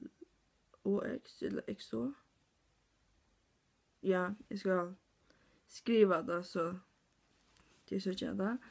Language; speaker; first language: Norwegian; non-native, learner; Faroese